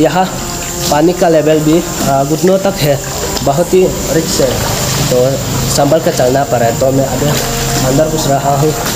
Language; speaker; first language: Hindi; non-native, local second language; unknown